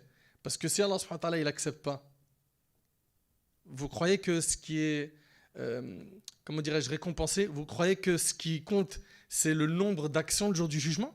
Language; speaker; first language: French; native; French